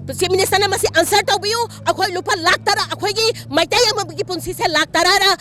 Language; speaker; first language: Manipuri; native; Manipuri